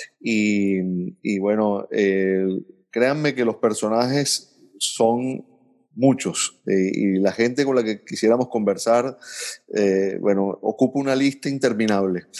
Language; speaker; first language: Spanish; native; Spanish